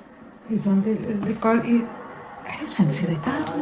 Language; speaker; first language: French; non-native, learner; Portuguese